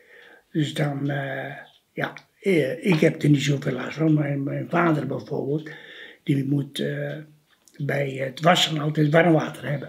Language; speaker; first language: Dutch; early bilingual, other home language; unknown